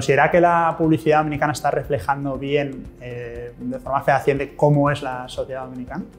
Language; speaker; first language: Spanish; native; Spanish